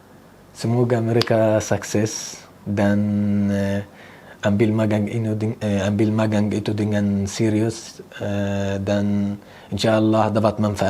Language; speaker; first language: Indonesian; non-native, fluent; Arabic